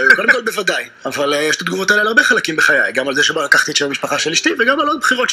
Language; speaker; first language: Hebrew; native; Hebrew